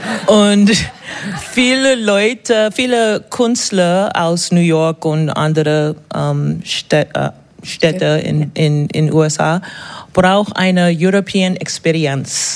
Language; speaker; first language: German; non-native, learner; English